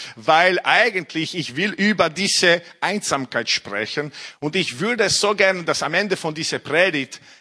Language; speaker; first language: German; non-native, fluent; Italian